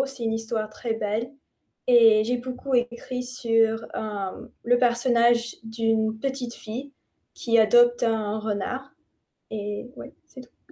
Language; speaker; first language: French; non-native, fluent; English